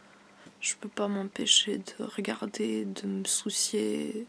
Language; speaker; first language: French; native; French